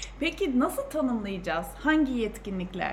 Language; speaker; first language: Turkish; native; Turkish